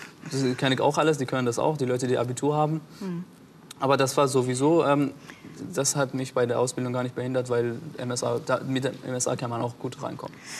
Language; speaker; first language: German; non-native, fluent; Persian